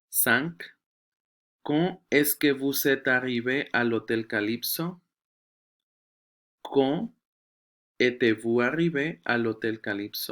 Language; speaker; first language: French; non-native, fluent; Spanish